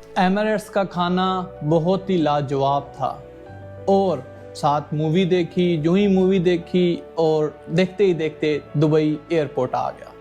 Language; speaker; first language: Urdu; native; Urdu